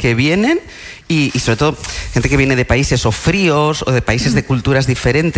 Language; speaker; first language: Spanish; native; Spanish